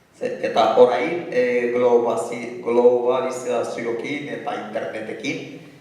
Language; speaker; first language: Basque; non-native, learner; Arabic